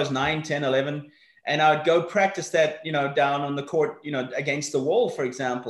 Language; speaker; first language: English; native; English